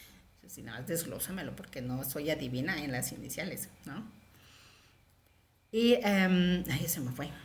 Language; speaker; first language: Spanish; native; Spanish